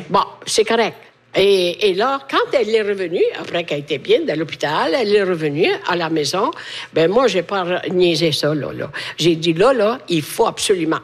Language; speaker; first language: French; non-native, fluent; Italian